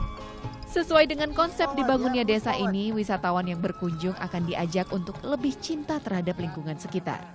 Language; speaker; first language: Indonesian; native; Indonesian